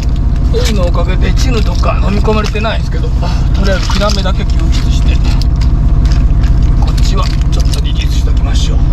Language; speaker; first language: Japanese; native; Japanese